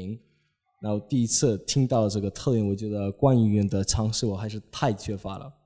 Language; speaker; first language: Chinese; non-native, fluent; Polish